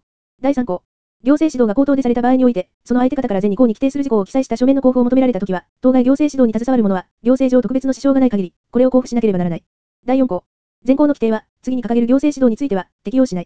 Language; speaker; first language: Japanese; native; Japanese